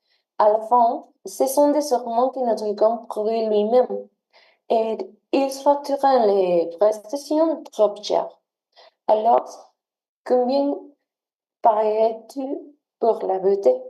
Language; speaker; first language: French; non-native, learner; Spanish